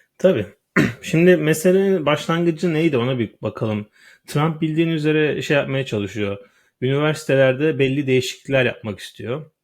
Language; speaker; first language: Turkish; native; Turkish